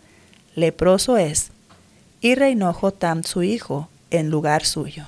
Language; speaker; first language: Spanish; native; Spanish